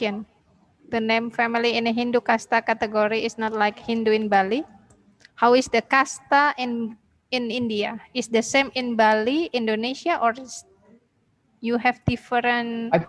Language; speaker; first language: English; non-native, learner; Indonesian